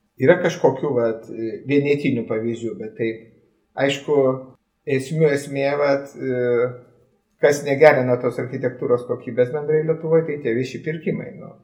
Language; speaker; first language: Lithuanian; native; Lithuanian